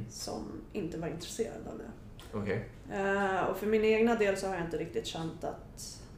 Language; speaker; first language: Swedish; native; Swedish